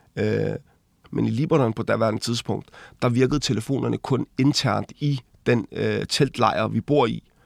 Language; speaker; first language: Danish; early bilingual, other home language; Arabic